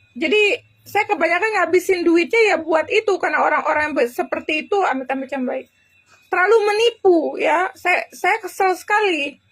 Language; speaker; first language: Indonesian; native; Indonesian